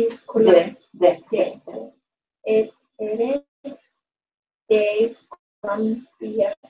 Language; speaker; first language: Spanish; non-native, learner; English